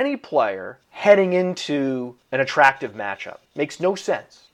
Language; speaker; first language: English; early bilingual, other home language; Italian